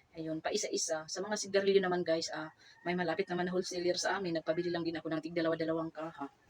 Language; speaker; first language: Filipino; non-native, local second language; Cebuano